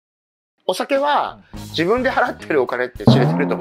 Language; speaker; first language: Japanese; native; Japanese